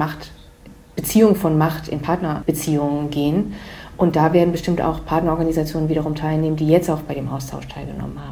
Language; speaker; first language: German; native; German